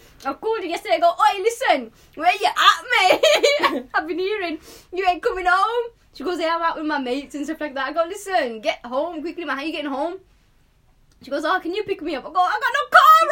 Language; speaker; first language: English; native; English